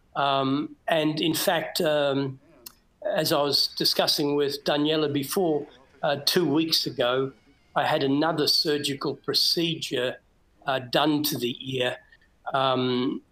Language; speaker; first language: English; native; English